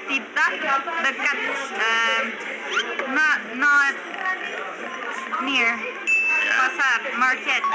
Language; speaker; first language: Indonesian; non-native, learner; Turkish